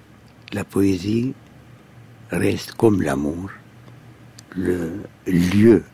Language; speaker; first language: French; non-native, fluent; Arabic